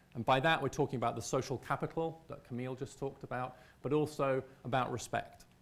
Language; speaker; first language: English; native; English